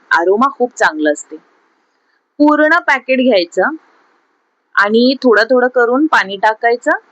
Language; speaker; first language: Marathi; non-native, local second language; Urdu